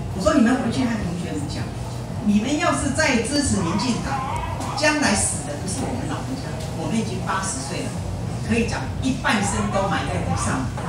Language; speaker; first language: Chinese; non-native, local second language; Hakka Chinese